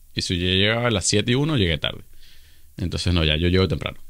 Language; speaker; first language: Spanish; native; Spanish